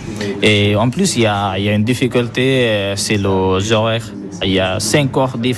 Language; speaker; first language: French; non-native, learner; Bangla